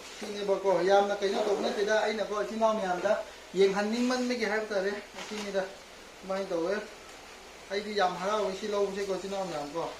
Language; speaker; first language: Manipuri; native; Manipuri